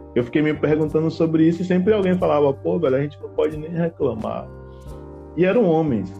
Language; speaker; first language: Portuguese; native; Portuguese